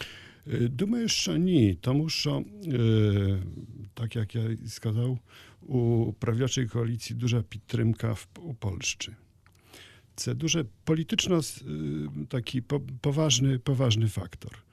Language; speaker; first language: Ukrainian; non-native, learner; Polish